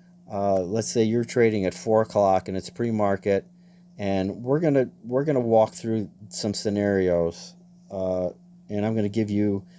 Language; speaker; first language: English; native; English